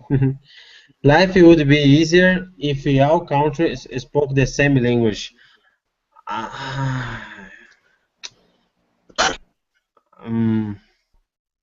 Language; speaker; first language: English; non-native, learner; Portuguese